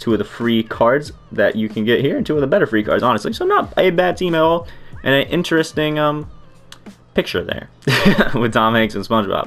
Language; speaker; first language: English; native; English